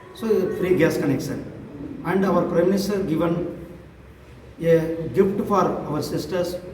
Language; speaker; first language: English; non-native, local second language; Tamil